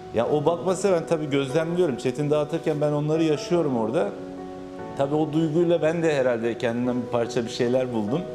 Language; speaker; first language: Turkish; native; Turkish